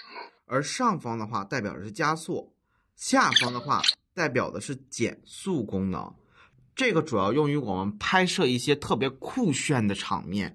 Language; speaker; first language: Chinese; native; Chinese